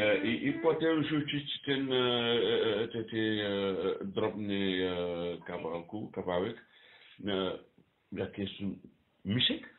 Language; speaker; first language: Polish; non-native, learner; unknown